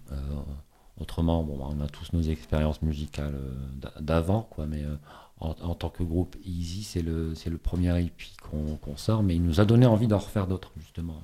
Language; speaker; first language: French; native; French